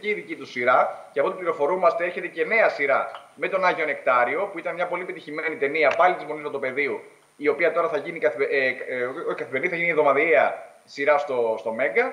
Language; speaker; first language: Greek; native; Greek